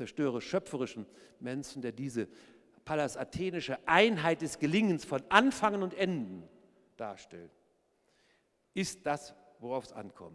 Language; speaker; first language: German; native; German